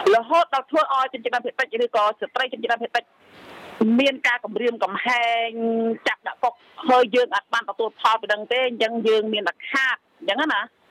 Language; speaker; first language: Khmer; non-native, local second language; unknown